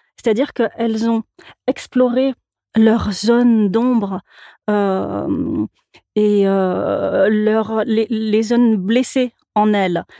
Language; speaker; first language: French; native; French